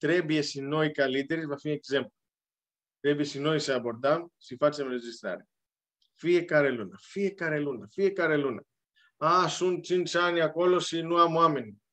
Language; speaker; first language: Romanian; non-native, learner; Greek